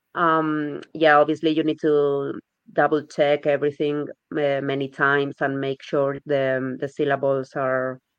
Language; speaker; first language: English; non-native, fluent; Spanish